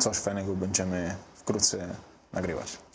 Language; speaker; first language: Polish; non-native, learner; Italian